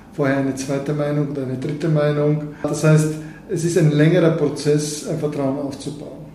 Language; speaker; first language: German; non-native, fluent; Bulgarian